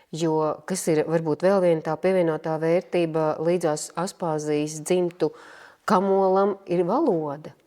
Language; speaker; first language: Latvian; native; Latvian